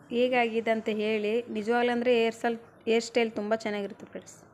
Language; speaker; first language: Kannada; native; Kannada